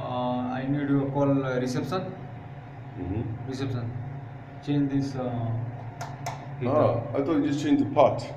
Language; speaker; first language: English; non-native, learner; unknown